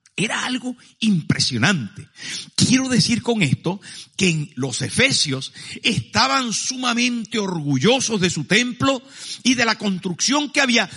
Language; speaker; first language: Spanish; native; Spanish